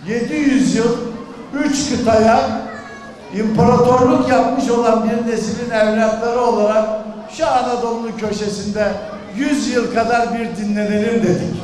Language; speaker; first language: Turkish; native; Turkish